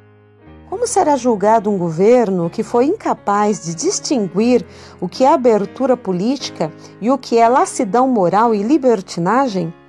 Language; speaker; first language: Portuguese; native; Portuguese